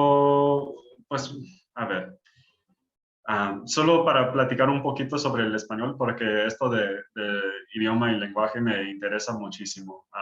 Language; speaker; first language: Spanish; early bilingual, heritage; English